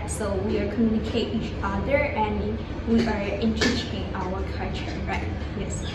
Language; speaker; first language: English; non-native, learner; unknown